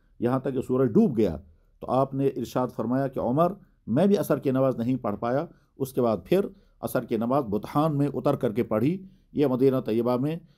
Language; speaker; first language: Urdu; non-native, local second language; Kashmiri